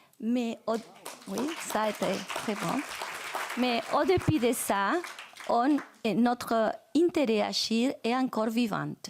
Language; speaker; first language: French; non-native, fluent; Spanish